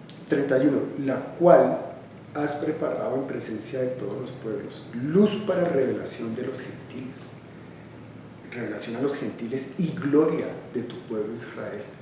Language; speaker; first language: Spanish; native; Spanish